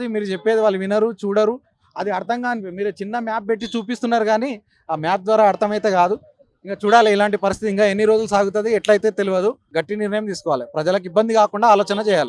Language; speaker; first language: Telugu; native; Telugu